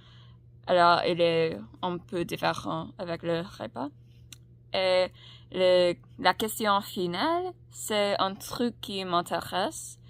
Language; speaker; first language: French; non-native, learner; English